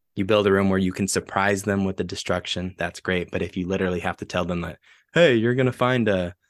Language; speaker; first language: English; native; English